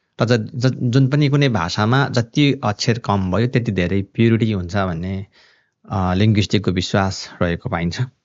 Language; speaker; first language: Nepali; non-native, local second language; Eastern Tamang